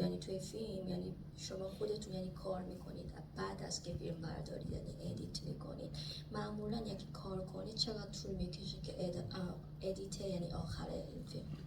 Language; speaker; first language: Persian; non-native, fluent; Korean